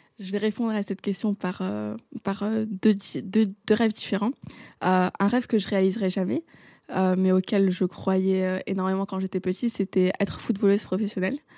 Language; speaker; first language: French; non-native, local second language; Arabic